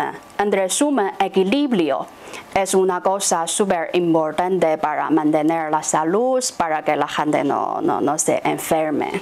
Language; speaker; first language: Spanish; non-native, fluent; Chinese